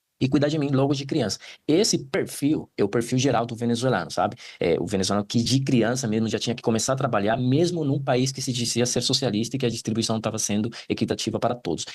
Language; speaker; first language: Portuguese; non-native, fluent; Spanish